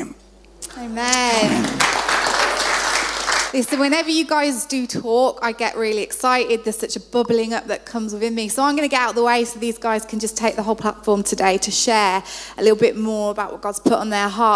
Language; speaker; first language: English; non-native, fluent; Arabic